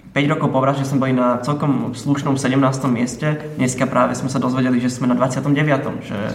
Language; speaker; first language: Slovak; native; Slovak